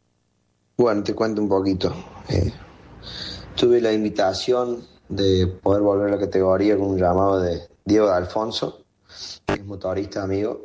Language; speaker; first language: Spanish; native; Spanish